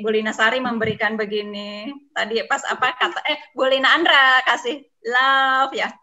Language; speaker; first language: Indonesian; native; Indonesian